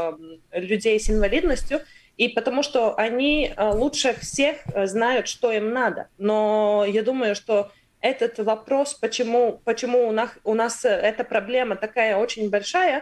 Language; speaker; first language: Russian; non-native, local second language; Latvian